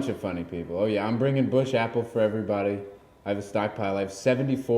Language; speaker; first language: English; native; English